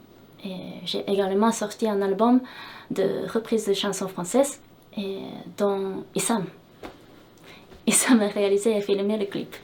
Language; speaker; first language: French; non-native, fluent; Japanese